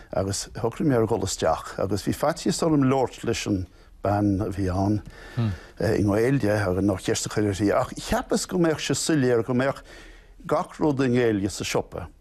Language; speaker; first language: Irish; non-native, local second language; English